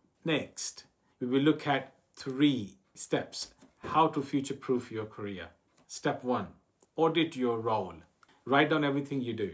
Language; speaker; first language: English; non-native, fluent; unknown